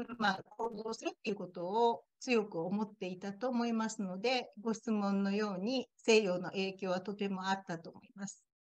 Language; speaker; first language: Japanese; native; Japanese